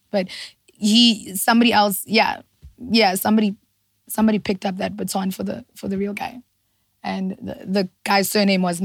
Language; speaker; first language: English; non-native, local second language; Zulu